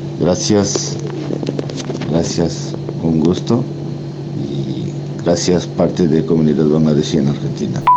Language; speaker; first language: Spanish; non-native, fluent; Bangla